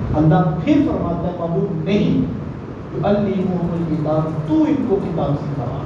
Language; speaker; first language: Urdu; native; Urdu